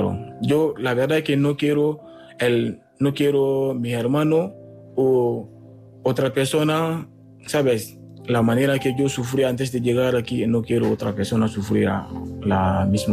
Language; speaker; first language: Spanish; non-native, fluent; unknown